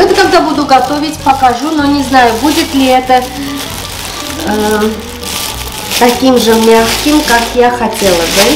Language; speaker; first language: Russian; non-native, fluent; Armenian